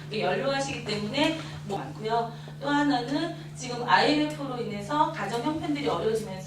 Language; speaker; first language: Korean; native; Korean